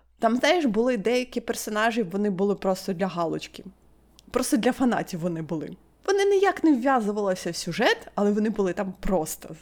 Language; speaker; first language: Ukrainian; native; Ukrainian